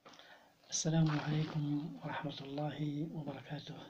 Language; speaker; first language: Arabic; native; Arabic